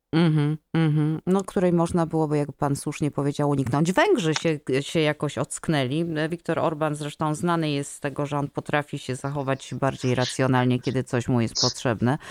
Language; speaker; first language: Polish; native; Polish